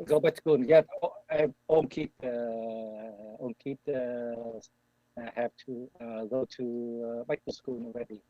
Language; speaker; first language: English; non-native, learner; Vietnamese